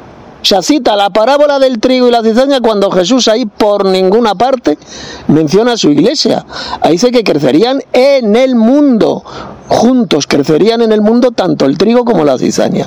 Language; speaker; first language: Spanish; native; Spanish